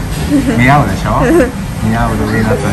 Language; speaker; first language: Japanese; non-native, learner; Spanish